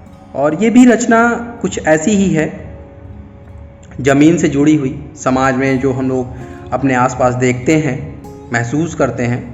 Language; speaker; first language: Hindi; native; Hindi